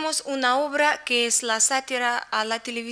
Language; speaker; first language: Spanish; non-native, learner; Russian